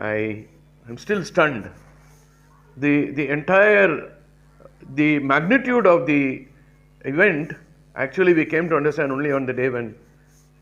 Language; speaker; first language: English; non-native, local second language; Tamil